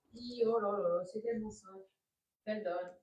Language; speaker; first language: French; native; French